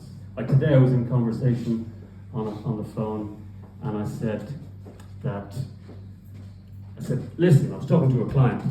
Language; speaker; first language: English; native; English